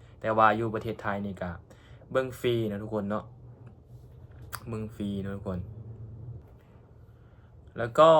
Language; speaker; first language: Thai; non-native, local second language; Northeastern Thai